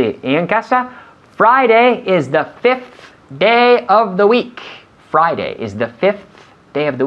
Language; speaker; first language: English; non-native, fluent; Spanish